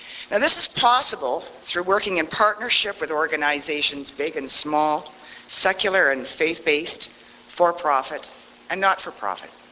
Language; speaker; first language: English; native; English